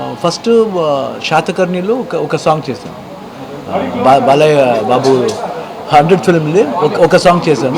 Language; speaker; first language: Telugu; non-native, learner; Kannada